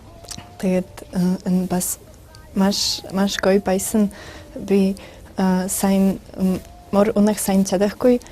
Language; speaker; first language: Mongolian; non-native, learner; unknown